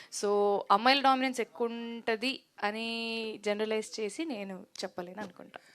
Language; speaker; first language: Telugu; native; Telugu